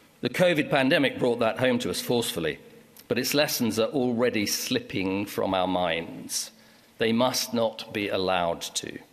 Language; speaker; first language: English; native; English